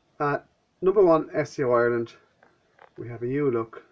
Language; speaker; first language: English; native; English